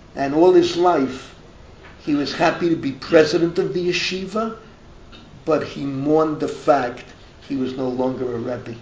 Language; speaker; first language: English; native; English